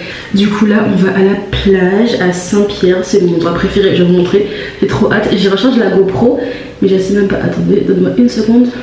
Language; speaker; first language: French; native; French